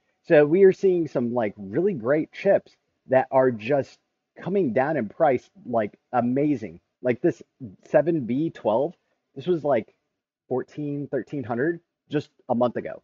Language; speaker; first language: English; native; English